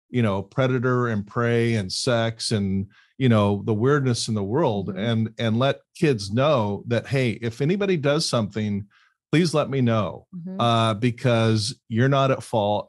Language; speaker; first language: English; native; English